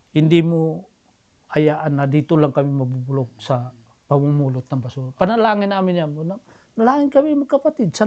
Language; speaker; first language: Filipino; non-native, local second language; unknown